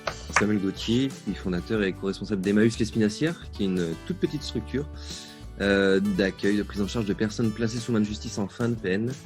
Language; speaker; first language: French; native; French